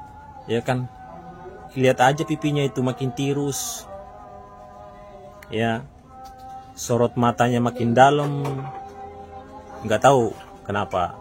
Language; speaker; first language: Indonesian; native; Indonesian